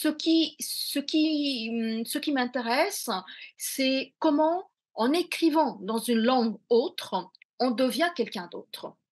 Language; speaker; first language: French; non-native, fluent; Bangla